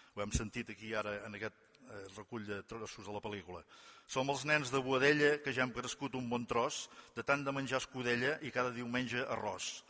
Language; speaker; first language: Catalan; native; Catalan